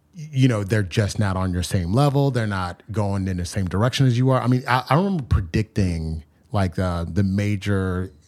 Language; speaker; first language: English; native; English